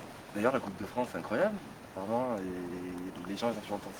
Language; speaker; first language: French; native; French